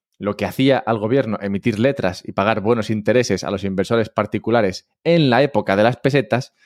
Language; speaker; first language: Spanish; native; Spanish